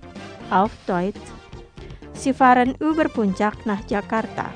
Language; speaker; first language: German; non-native, fluent; Indonesian